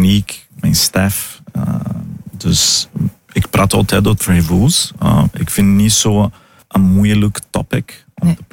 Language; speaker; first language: Dutch; non-native, fluent; Portuguese